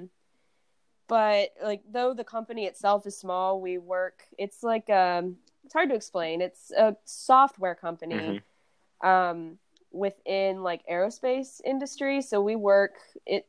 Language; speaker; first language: English; native; English